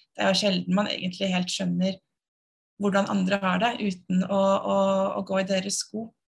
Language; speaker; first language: Norwegian; native; Norwegian